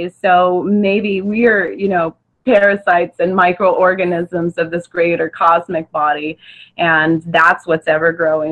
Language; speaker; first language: English; native; English